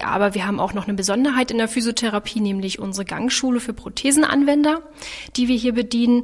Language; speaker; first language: German; native; German